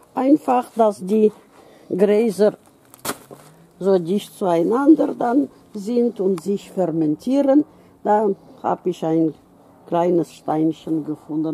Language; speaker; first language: German; non-native, fluent; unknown